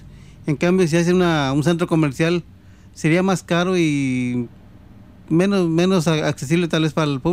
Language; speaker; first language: Spanish; native; Spanish